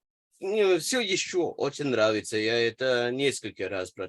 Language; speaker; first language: Russian; non-native, fluent; English